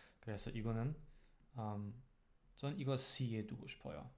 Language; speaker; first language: Korean; non-native, learner; German